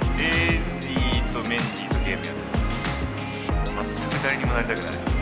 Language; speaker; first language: Japanese; native; Japanese